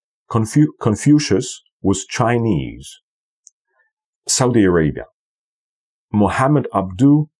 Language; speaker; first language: English; non-native, fluent; Polish